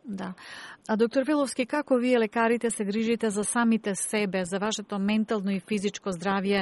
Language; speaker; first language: Macedonian; native; Macedonian